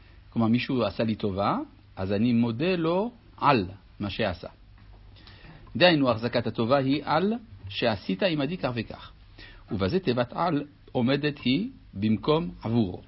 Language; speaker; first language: Hebrew; native; Hebrew